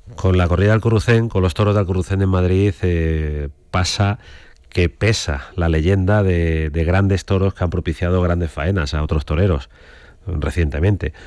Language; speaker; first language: Spanish; native; Spanish